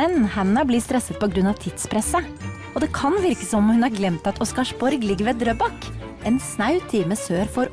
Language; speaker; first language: Norwegian; native; Norwegian